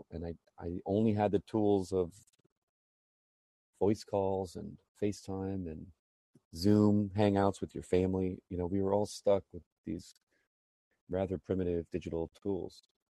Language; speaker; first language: English; native; English